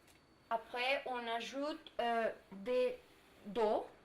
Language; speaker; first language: French; non-native, learner; Spanish